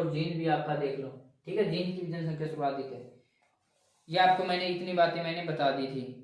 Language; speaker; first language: Hindi; native; Hindi